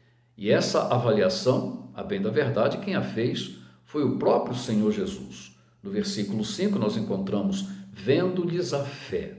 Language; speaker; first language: Portuguese; native; Portuguese